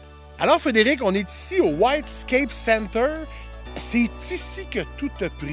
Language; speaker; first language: French; native; French